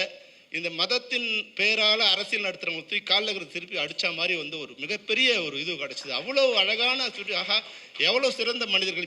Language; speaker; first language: Tamil; native; Tamil